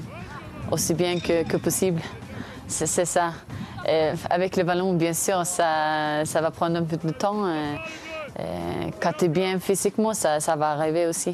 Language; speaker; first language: French; non-native, fluent; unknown